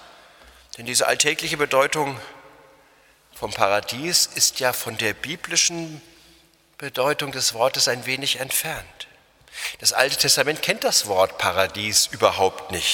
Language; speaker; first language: German; native; German